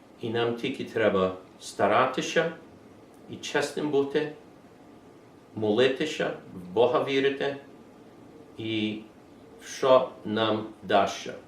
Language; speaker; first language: Ukrainian; early bilingual, heritage; English